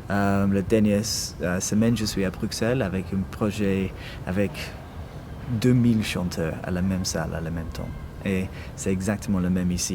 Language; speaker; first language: French; non-native, learner; English